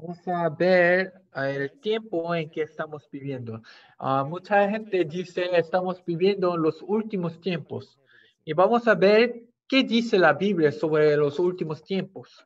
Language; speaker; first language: Spanish; non-native, fluent; Korean